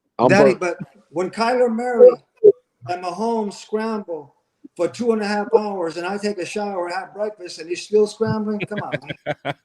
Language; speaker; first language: English; native; English